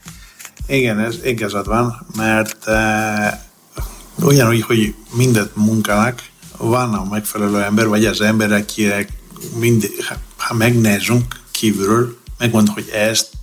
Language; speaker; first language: Hungarian; non-native, fluent; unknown